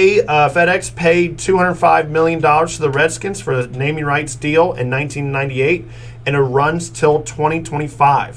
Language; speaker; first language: English; native; English